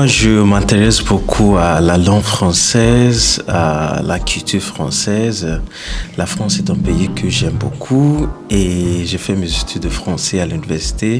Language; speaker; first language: French; non-native, fluent; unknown